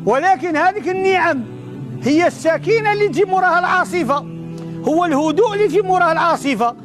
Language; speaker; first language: Arabic; native; Arabic